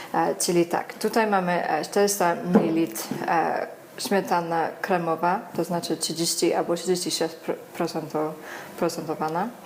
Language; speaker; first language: Polish; non-native, learner; English